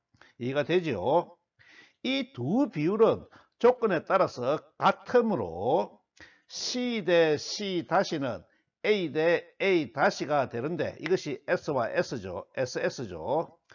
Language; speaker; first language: Korean; native; Korean